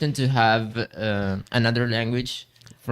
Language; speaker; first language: English; non-native, learner; Spanish